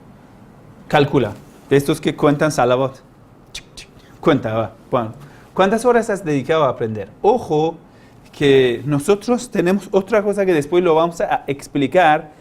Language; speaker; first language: Spanish; non-native, fluent; Persian